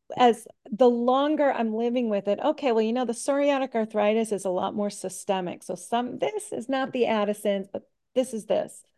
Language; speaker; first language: English; native; English